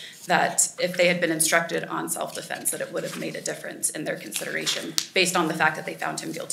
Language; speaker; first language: English; native; English